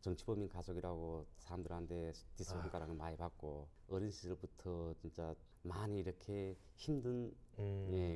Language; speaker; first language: Korean; native; Korean